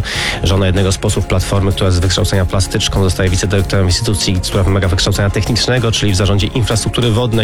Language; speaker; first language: Polish; native; Polish